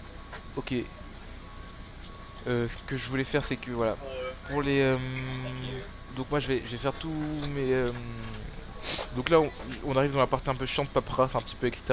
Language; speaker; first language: French; native; French